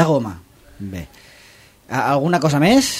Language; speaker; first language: Catalan; native; Catalan